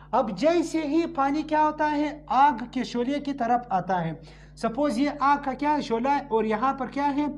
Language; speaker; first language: Urdu; non-native, local second language; Pashto